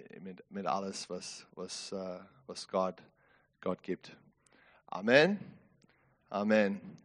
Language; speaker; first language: German; non-native, learner; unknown